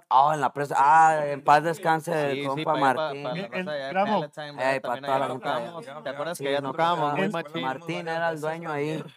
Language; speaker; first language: Spanish; native; Spanish